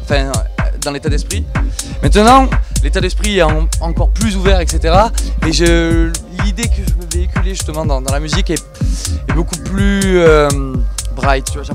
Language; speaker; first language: French; native; French